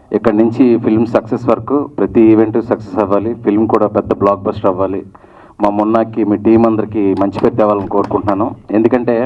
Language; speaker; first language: Telugu; native; Telugu